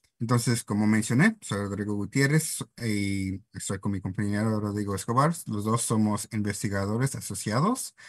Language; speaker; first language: Spanish; non-native, fluent; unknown